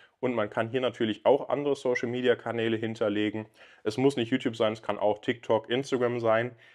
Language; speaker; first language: German; native; German